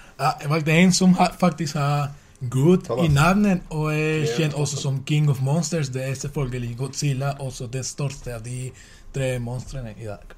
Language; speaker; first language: Norwegian; non-native, learner; Swedish